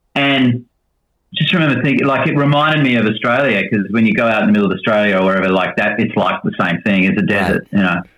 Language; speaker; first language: English; native; English